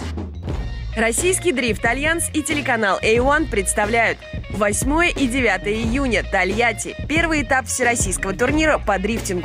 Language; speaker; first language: Russian; native; Russian